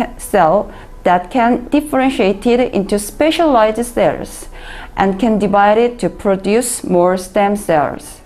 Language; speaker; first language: English; non-native, learner; Korean